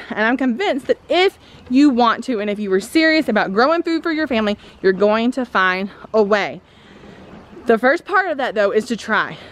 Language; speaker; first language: English; native; English